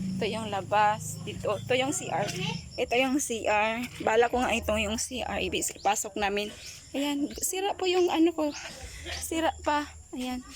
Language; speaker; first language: Filipino; non-native, local second language; Cebuano